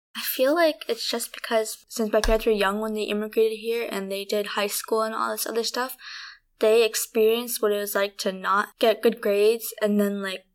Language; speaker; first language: English; early bilingual, other home language; Vietnamese